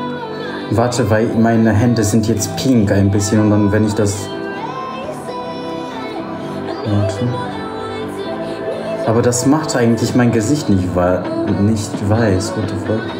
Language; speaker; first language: German; non-native, fluent; Polish